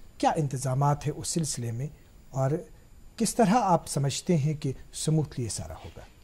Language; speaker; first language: Hindi; non-native, local second language; Kashmiri